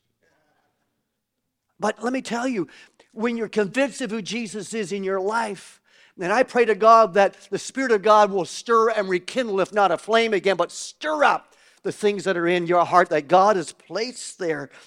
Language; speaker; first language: English; native; English